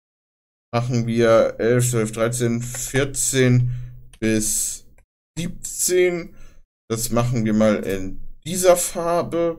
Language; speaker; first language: German; native; German